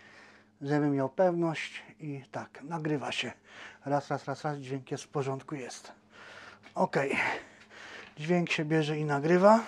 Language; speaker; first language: Polish; native; Polish